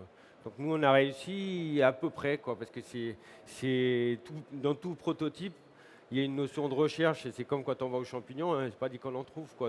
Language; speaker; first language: French; native; French